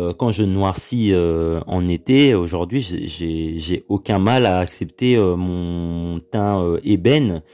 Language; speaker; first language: French; early bilingual, other home language; Lingala